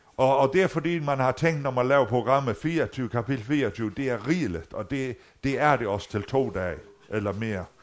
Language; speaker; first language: Danish; non-native, local second language; Faroese